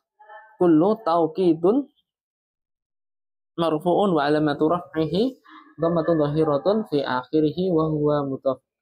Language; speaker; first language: Arabic; non-native, learner; Indonesian